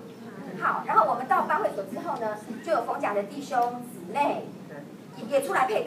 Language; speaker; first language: Chinese; native; Chinese